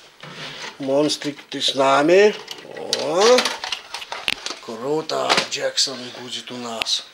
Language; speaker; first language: Russian; native; Russian